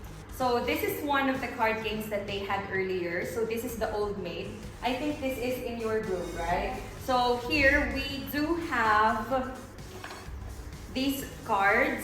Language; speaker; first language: English; non-native, fluent; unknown